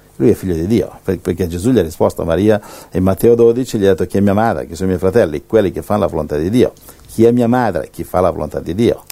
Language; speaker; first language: Italian; native; Italian